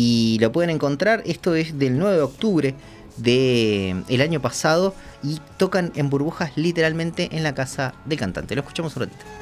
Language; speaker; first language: Spanish; native; Spanish